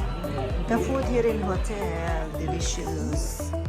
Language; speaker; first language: English; non-native, local second language; Filipino